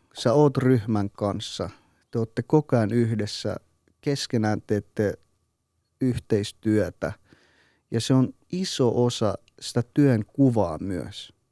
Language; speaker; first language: Finnish; early bilingual, other home language; Persian